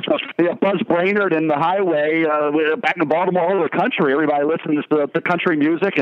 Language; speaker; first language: English; native; English